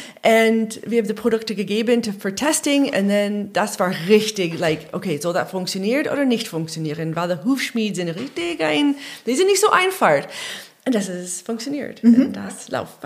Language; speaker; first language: German; non-native, learner; English